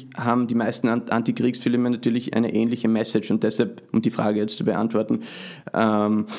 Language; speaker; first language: German; native; German